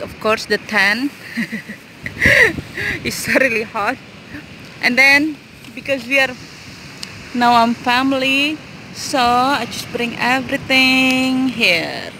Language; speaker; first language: English; non-native, learner; Indonesian